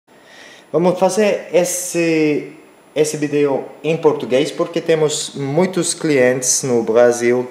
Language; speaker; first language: Portuguese; non-native, learner; Spanish